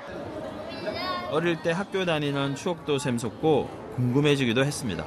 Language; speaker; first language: Korean; native; Korean